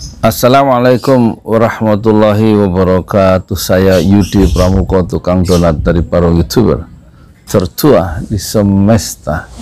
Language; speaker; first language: Indonesian; native; Indonesian